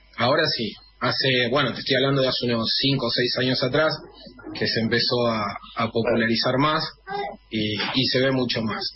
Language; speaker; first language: Spanish; native; Spanish